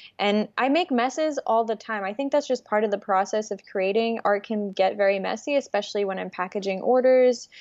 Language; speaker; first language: English; early bilingual, other home language; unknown